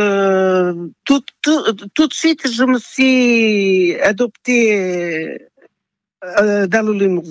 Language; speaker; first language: French; non-native, fluent; Portuguese